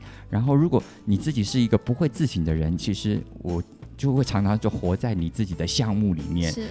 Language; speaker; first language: Chinese; native; Chinese